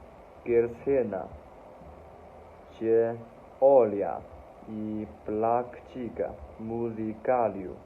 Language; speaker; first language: Russian; non-native, learner; Chinese